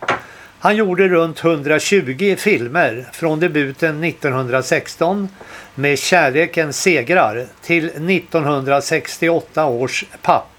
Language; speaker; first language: Swedish; native; Swedish